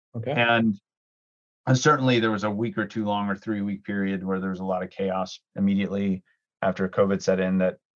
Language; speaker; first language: English; early bilingual, other home language; Greek